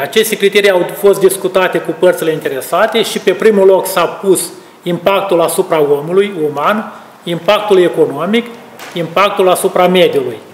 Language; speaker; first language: Romanian; native; Romanian